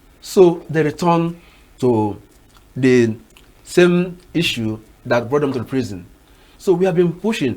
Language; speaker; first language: English; non-native, local second language; Igbo